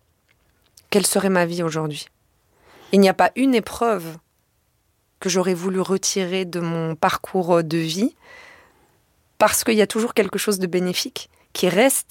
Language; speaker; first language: French; native; French